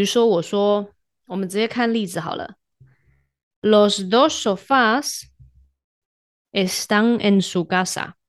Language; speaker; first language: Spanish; non-native, fluent; Chinese